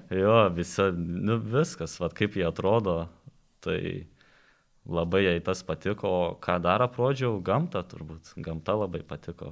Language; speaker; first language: Lithuanian; native; Lithuanian